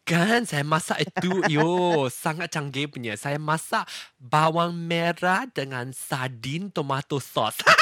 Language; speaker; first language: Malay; non-native, local second language; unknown